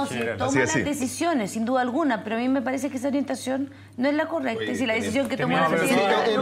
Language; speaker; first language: Spanish; native; Spanish